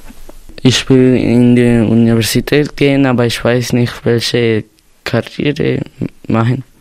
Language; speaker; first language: German; non-native, learner; Spanish